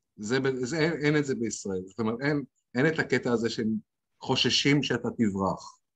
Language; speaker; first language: Hebrew; native; Hebrew